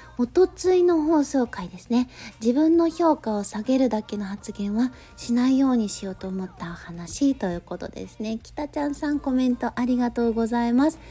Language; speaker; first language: Japanese; native; Japanese